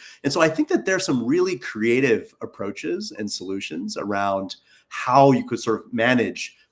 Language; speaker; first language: English; native; English